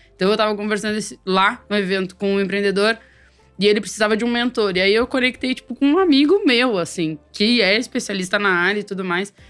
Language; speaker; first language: Portuguese; native; Portuguese